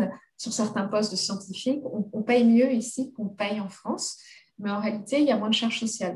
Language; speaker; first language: French; native; French